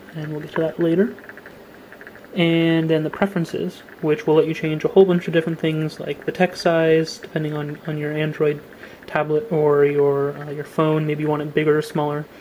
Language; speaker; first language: English; native; English